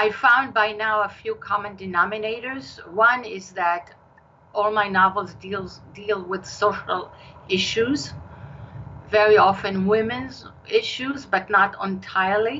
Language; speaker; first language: English; non-native, fluent; Hebrew